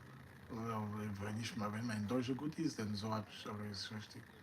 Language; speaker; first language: German; non-native, learner; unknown